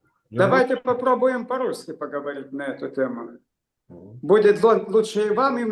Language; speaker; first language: Russian; non-native, local second language; Lithuanian